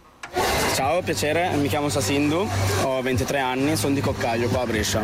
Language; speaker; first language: Italian; early bilingual, other home language; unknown